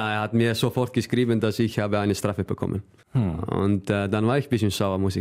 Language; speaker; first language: German; non-native, fluent; Icelandic